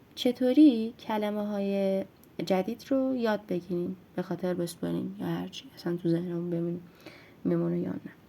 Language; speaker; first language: Persian; native; Persian